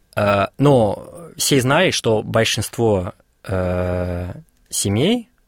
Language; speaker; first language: Russian; non-native, fluent; English